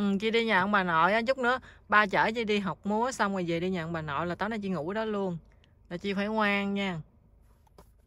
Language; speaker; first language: Vietnamese; native; Vietnamese